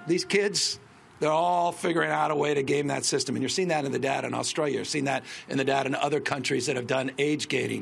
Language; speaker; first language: English; native; English